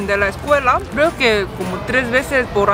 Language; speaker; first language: Spanish; non-native, learner; Korean